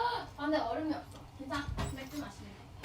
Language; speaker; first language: Korean; non-native, fluent; Chinese